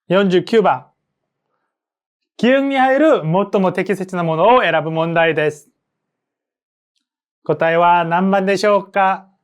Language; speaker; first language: Japanese; non-native, fluent; Korean